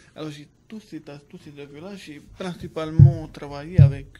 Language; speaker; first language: French; native; French